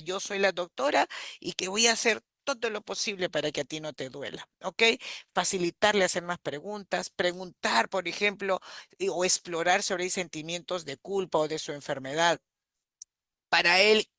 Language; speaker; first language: Spanish; native; Spanish